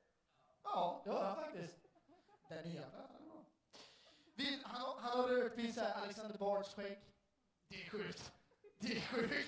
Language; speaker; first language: Swedish; native; Swedish